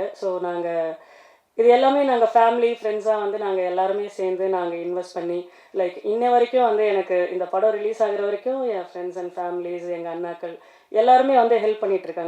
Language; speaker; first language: Tamil; native; Tamil